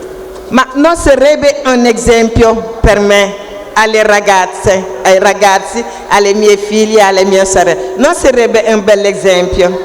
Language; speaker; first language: Italian; non-native, fluent; Wolof